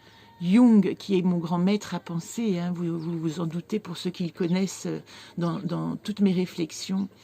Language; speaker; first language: French; native; French